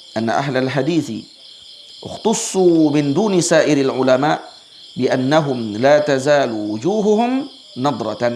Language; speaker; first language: Arabic; non-native, fluent; Malay